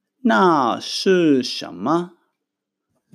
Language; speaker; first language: Chinese; non-native, fluent; Hebrew